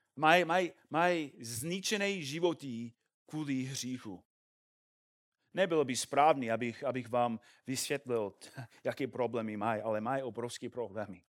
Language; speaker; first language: Czech; non-native, fluent; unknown